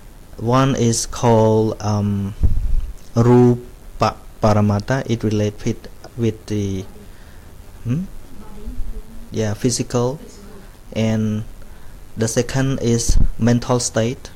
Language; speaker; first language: English; non-native, fluent; Khmer